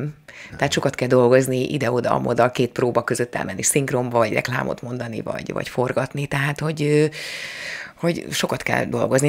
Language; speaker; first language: Hungarian; native; Hungarian